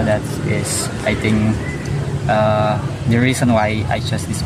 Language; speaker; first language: English; non-native, learner; Indonesian